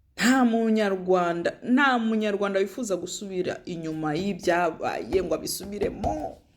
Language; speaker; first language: Kinyarwanda; native; Kinyarwanda